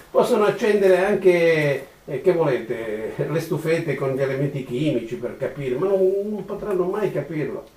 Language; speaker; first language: Italian; native; Italian